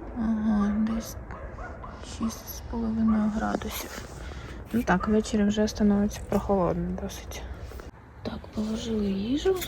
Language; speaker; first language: Ukrainian; non-native, local second language; Russian